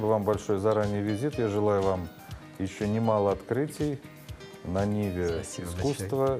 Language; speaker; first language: Russian; native; Russian